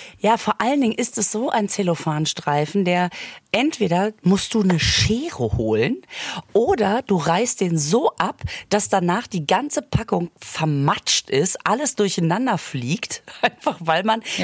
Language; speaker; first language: German; native; German